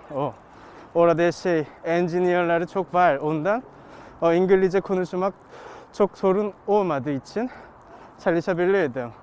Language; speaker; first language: Turkish; non-native, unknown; Korean